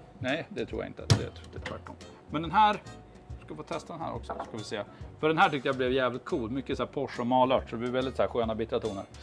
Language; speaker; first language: Swedish; native; Swedish